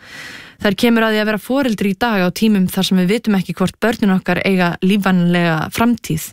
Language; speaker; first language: Icelandic; native; Icelandic